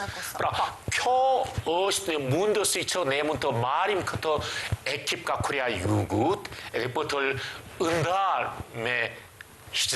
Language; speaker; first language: Albanian; non-native, learner; Korean